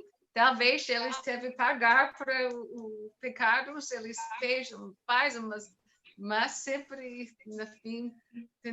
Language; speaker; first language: Portuguese; non-native, learner; English